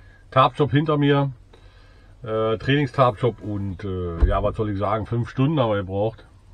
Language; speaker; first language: German; native; German